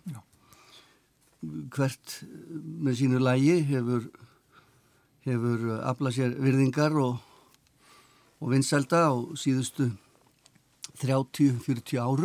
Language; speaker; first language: Icelandic; native; Icelandic